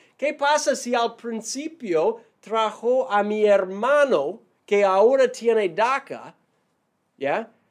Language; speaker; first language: Spanish; non-native, fluent; English